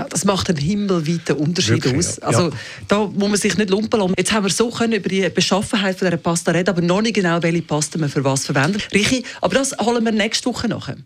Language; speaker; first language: German; native; German